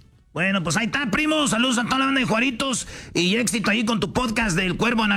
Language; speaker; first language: Spanish; native; Spanish